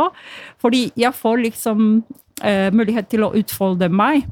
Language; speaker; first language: Norwegian; non-native, fluent; Polish